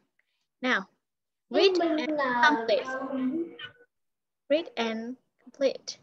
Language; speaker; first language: English; non-native, fluent; Vietnamese